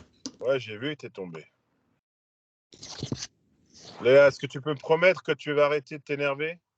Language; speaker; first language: French; native; French